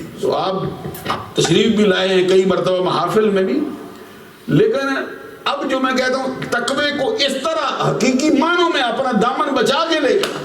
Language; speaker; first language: Urdu; non-native, local second language; Punjabi